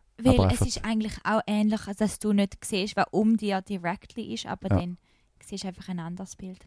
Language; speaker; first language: German; non-native, fluent; English